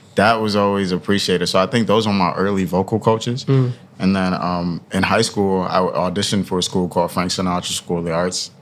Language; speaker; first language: English; early bilingual, other home language; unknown